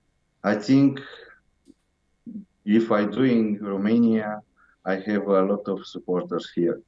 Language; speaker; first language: English; non-native, learner; Romanian